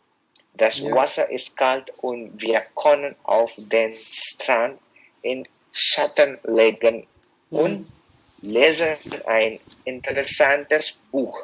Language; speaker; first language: German; non-native, learner; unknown